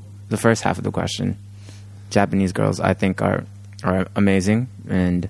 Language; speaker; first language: English; native; English